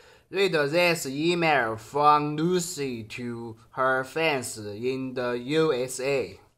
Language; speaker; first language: English; non-native, learner; Chinese